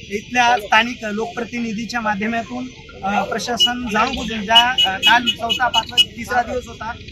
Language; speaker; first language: Marathi; non-native, local second language; Lambadi